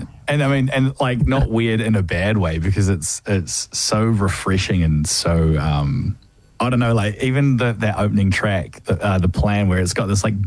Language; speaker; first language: English; native; English